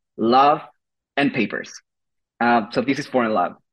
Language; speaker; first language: English; non-native, fluent; Spanish